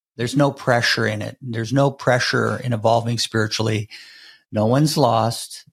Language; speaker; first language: English; native; English